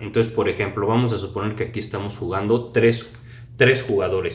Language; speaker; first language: Spanish; native; Spanish